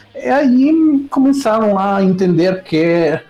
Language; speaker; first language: Portuguese; non-native, fluent; Italian